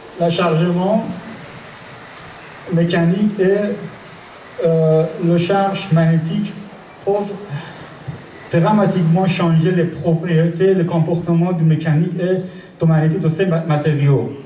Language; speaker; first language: French; non-native, learner; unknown